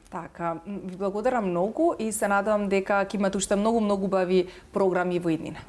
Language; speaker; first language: Macedonian; native; Macedonian